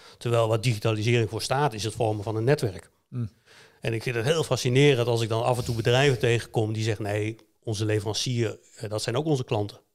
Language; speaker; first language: Dutch; native; Dutch